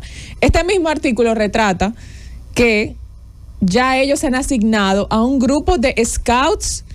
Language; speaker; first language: Spanish; native; Spanish